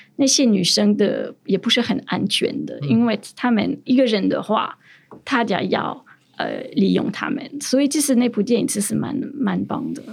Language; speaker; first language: Chinese; non-native, fluent; French